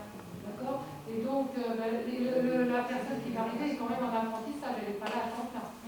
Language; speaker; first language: French; native; French